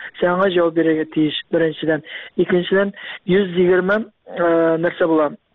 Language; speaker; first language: Tatar; early bilingual, heritage; Tatar